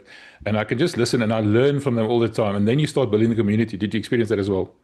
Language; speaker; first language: English; non-native, local second language; Afrikaans